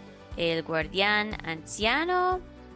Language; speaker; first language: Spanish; non-native, fluent; English